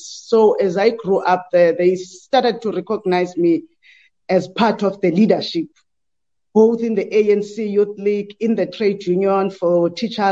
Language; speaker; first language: English; non-native, local second language; Xhosa